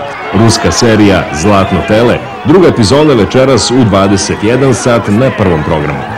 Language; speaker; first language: Serbian; native; Serbian